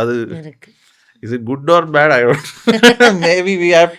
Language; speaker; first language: Tamil; non-native, fluent; Malayalam